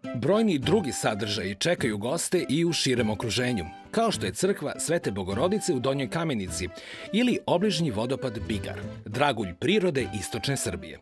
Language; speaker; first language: Serbian; native; Serbian